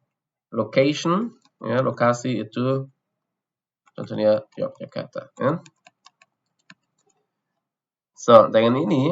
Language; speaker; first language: Indonesian; non-native, fluent; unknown